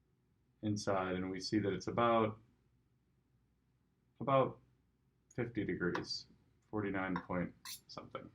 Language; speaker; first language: English; native; English